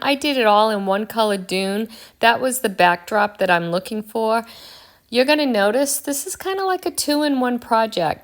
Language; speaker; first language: English; native; English